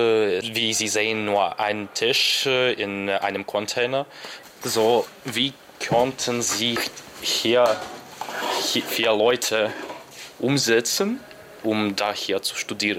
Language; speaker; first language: German; non-native, learner; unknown